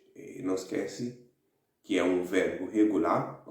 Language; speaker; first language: Portuguese; non-native, fluent; Haitian Creole